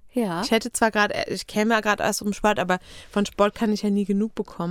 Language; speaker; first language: German; native; German